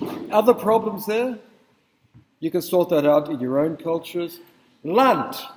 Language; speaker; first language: English; native; English